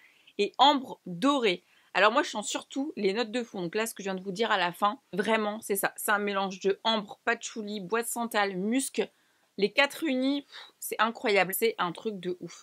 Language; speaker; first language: French; native; French